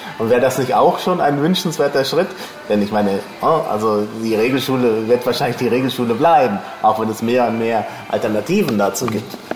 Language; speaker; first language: German; native; German